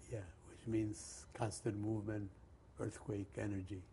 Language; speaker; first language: English; early bilingual, other home language; Spanish